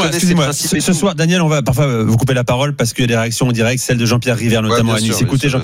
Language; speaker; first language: French; native; French